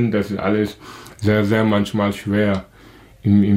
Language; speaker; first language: German; non-native, local second language; Wolof